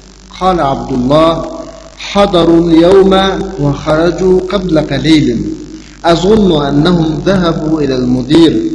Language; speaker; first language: Arabic; non-native, fluent; Uyghur